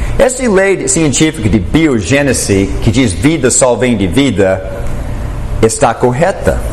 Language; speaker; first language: Portuguese; non-native, fluent; English